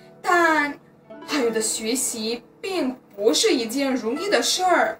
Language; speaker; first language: Chinese; non-native, fluent; Romanian